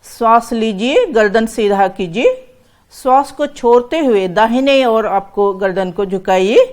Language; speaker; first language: Hindi; non-native, local second language; Assamese